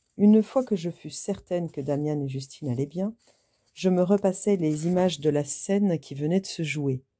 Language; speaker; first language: French; native; French